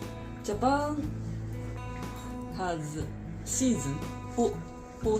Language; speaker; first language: English; non-native, learner; Japanese